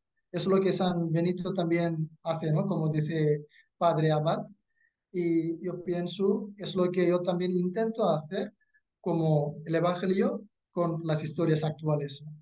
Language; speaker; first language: Spanish; non-native, fluent; Tamil